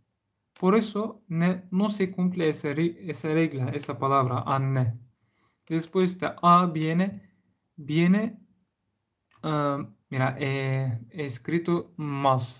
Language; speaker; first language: Spanish; non-native, learner; Turkish